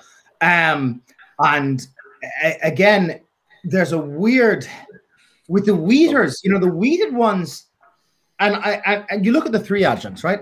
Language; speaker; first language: English; native; English